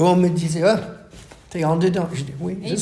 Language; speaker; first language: French; non-native, fluent; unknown